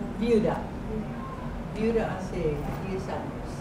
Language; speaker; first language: Spanish; non-native, fluent; English